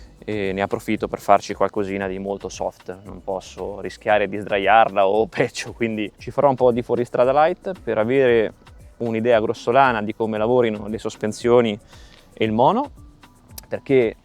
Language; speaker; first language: Italian; native; Italian